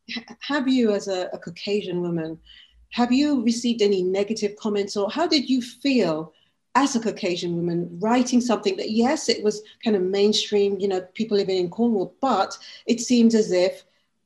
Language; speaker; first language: English; native; English